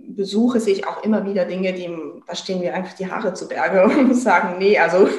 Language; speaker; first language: German; non-native, fluent; French